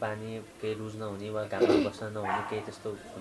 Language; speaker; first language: Nepali; native; Nepali